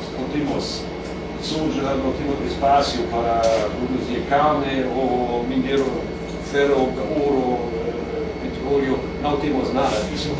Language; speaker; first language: Portuguese; non-native, fluent; German